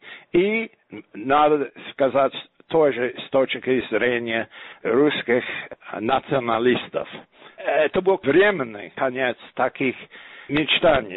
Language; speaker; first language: Russian; non-native, fluent; English